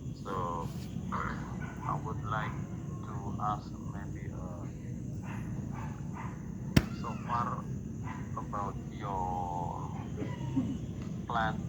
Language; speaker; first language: English; non-native, learner; Indonesian